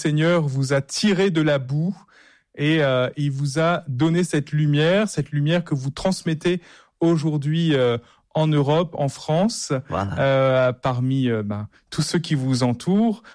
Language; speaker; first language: French; native; French